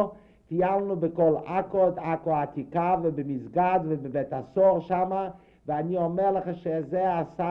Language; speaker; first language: Hebrew; non-native, fluent; Yiddish